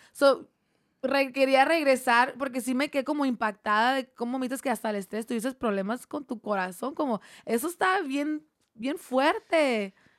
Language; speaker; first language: Spanish; non-native, fluent; English